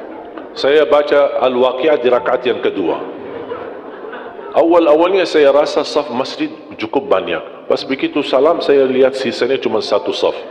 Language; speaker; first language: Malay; non-native, fluent; Arabic